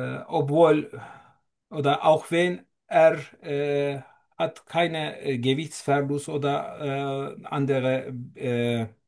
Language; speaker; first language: German; non-native, fluent; Turkish